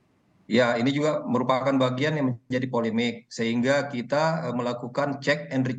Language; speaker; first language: Indonesian; native; Indonesian